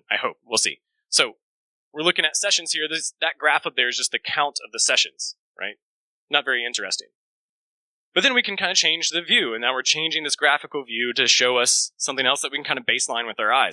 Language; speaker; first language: English; native; English